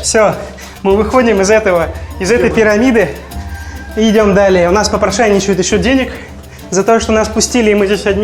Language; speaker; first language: Russian; native; Russian